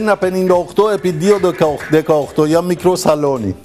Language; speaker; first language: Greek; non-native, fluent; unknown